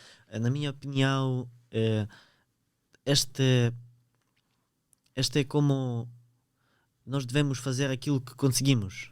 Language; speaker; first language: Portuguese; early bilingual, other home language; Ukrainian